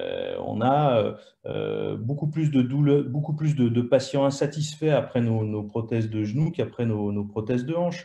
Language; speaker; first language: French; native; French